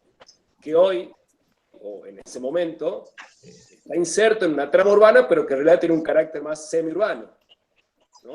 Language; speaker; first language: Spanish; native; Spanish